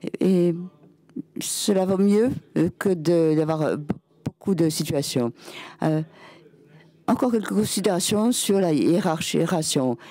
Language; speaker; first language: French; non-native, fluent; German